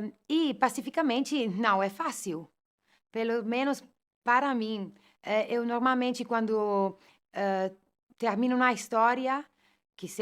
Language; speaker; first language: Portuguese; non-native, fluent; Italian